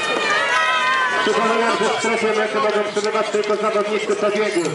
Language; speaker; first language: Polish; native; Polish